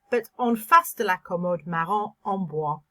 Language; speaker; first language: French; non-native, fluent; English